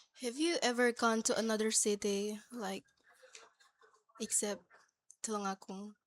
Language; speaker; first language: English; non-native, learner; Indonesian